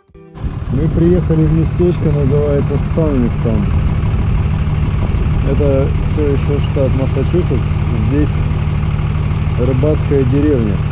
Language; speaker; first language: Russian; native; Russian